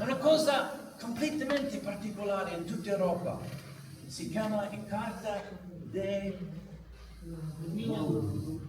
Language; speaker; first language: Italian; non-native, learner; English